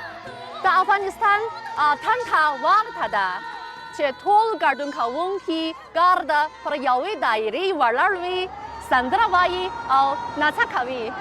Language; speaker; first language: Chinese; native; Chinese